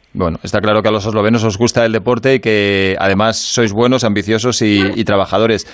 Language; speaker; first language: Spanish; native; Spanish